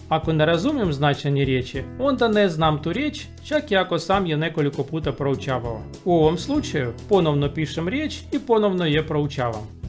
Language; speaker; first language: Croatian; non-native, learner; Russian